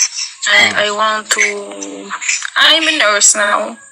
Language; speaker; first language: English; non-native, learner; Arabic